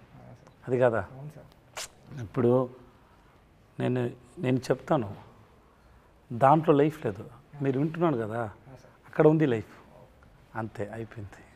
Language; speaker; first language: Telugu; non-native, learner; Tamil